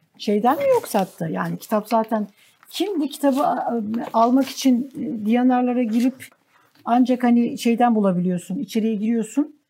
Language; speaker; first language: Turkish; native; Turkish